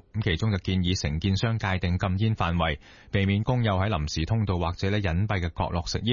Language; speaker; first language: Cantonese; native; Cantonese